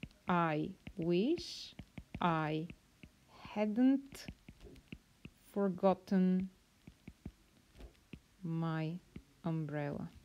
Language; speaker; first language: English; non-native, fluent; Bulgarian